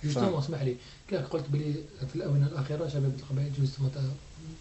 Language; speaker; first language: Arabic; native; Arabic